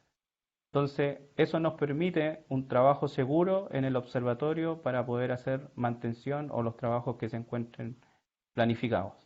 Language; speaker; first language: Spanish; native; Spanish